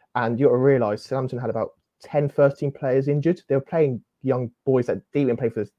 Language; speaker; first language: English; native; English